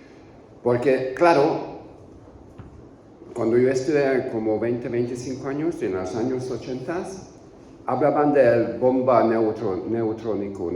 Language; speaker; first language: Spanish; non-native, learner; Hungarian